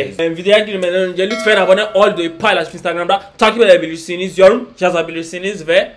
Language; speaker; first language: Turkish; non-native, learner; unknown